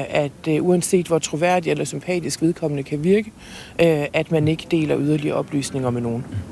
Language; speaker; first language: Danish; native; Danish